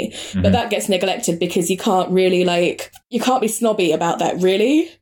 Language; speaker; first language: English; native; English